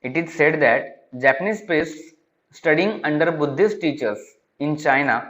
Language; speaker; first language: English; non-native, local second language; Marathi